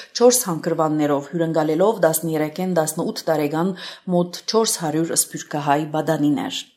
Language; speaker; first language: Armenian; native; Armenian